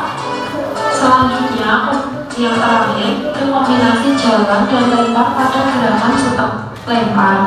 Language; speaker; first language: Indonesian; native; Indonesian